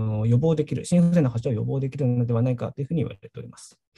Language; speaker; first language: Japanese; native; Japanese